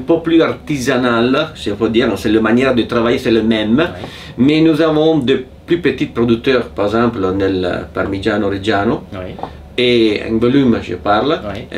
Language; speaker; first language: French; non-native, fluent; Italian